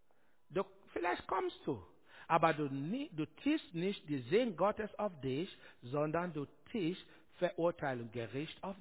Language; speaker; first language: German; non-native, learner; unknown